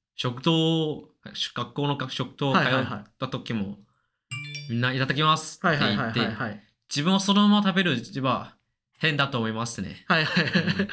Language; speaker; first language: Japanese; non-native, learner; Chinese